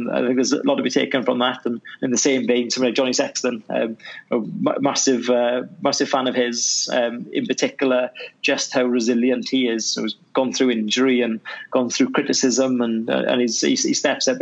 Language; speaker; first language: English; native; English